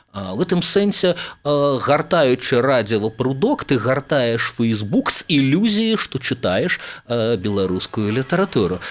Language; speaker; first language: Belarusian; native; Belarusian